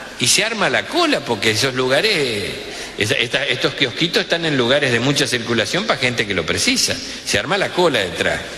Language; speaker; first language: Spanish; native; Spanish